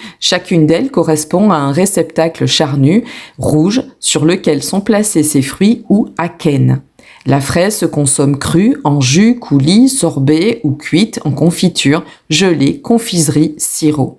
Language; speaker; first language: French; native; French